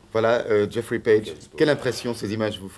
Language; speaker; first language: French; native; French